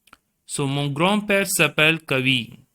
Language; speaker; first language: French; non-native, learner; Tamil